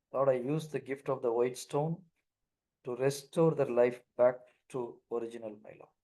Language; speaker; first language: English; non-native, local second language; Tamil